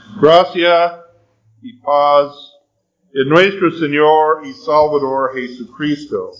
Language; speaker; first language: Spanish; non-native, fluent; English